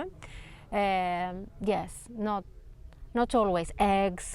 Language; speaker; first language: English; non-native, learner; Spanish